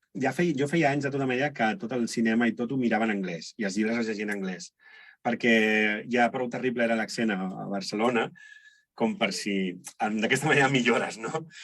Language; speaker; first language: Catalan; native; Catalan